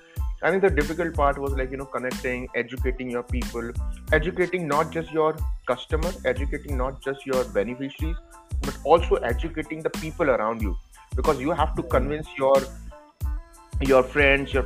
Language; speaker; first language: English; non-native, local second language; Hindi